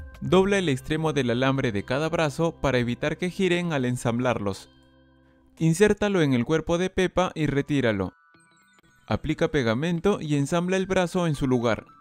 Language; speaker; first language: Spanish; native; Spanish